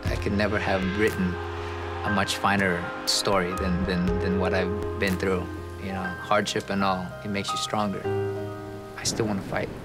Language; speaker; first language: English; early bilingual, other home language; Cebuano